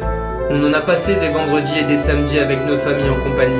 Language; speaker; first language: French; native; French